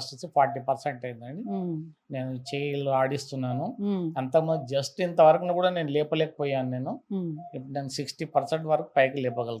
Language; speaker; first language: Telugu; native; Telugu